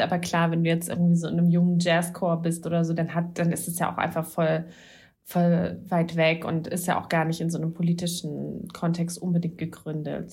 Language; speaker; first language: German; native; German